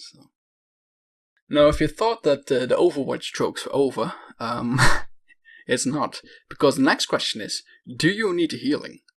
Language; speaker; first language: English; non-native, fluent; Dutch